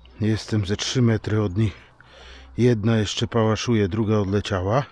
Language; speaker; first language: Polish; native; Polish